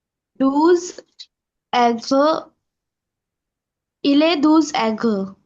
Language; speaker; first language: French; non-native, learner; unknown